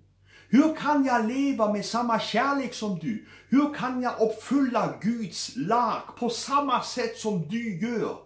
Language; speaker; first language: Swedish; non-native, fluent; German